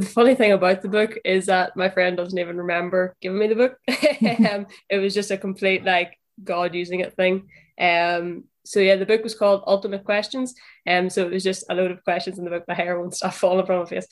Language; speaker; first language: English; native; English